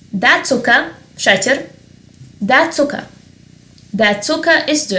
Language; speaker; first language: German; non-native, fluent; Serbian